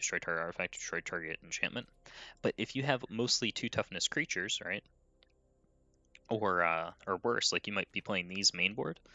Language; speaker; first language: English; native; English